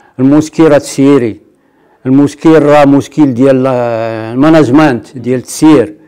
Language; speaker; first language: Arabic; native; Arabic